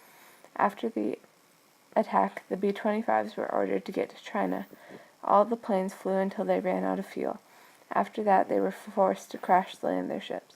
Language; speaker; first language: English; native; English